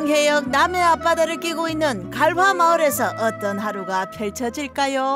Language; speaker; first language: Korean; native; Korean